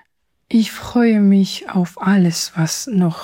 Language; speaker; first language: German; non-native, fluent; Georgian